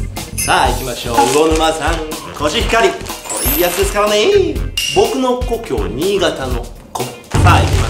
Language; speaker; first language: Japanese; native; Japanese